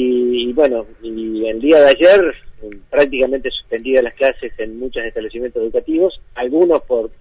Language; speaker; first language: Spanish; native; Spanish